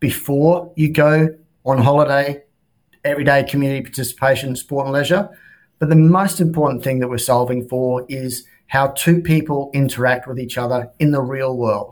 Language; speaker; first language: English; native; English